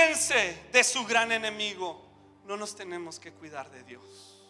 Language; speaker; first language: Spanish; native; Spanish